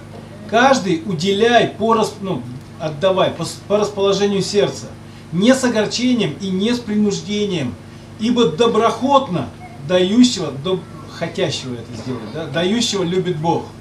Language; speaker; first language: Russian; native; Russian